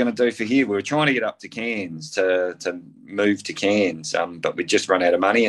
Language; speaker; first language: English; native; English